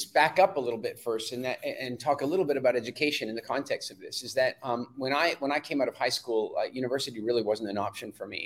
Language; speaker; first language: English; native; English